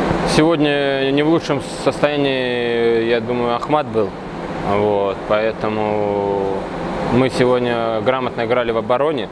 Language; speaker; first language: Russian; native; Russian